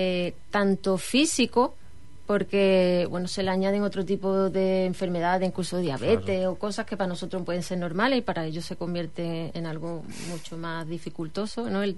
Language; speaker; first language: Spanish; native; Spanish